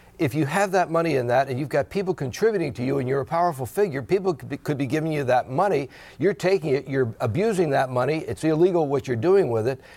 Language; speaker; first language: English; native; English